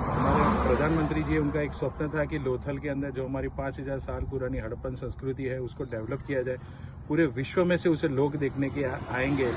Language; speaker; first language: Hindi; non-native, local second language; Gujarati